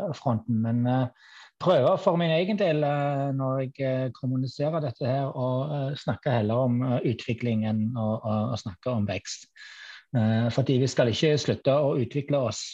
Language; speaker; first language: Norwegian; non-native, fluent; German